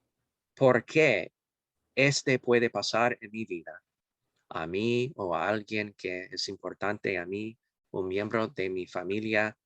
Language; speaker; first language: Spanish; non-native, fluent; English